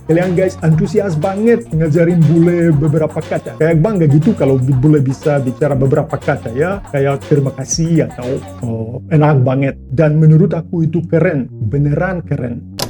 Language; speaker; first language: Indonesian; non-native, fluent; Russian